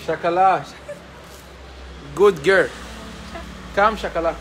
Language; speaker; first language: English; non-native, learner; Turkish